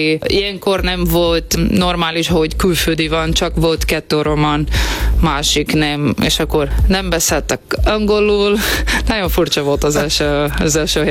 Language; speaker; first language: Hungarian; non-native, learner; Portuguese